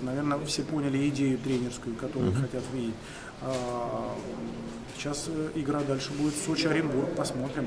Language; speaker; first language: Russian; native; Russian